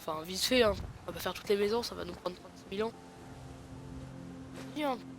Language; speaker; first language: French; native; French